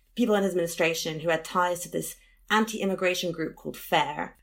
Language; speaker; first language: English; native; English